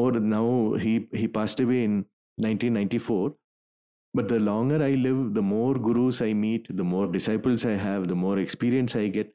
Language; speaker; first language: English; non-native, local second language; Malayalam